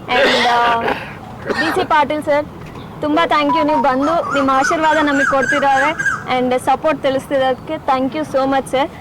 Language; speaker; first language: Kannada; non-native, local second language; Telugu